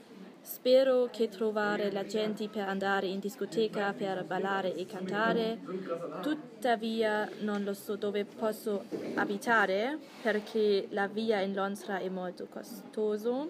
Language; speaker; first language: Italian; non-native, learner; German